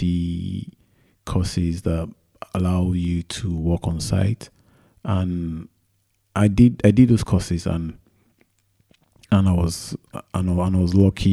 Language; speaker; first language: English; non-native, local second language; Yoruba